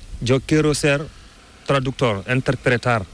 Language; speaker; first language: Spanish; non-native, learner; Fula